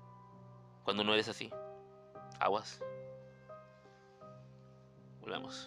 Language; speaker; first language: Spanish; native; Spanish